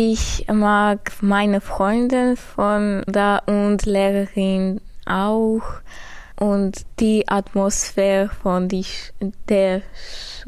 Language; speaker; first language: German; non-native, learner; Armenian